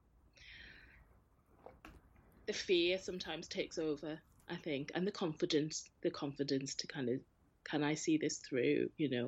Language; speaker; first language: English; native; English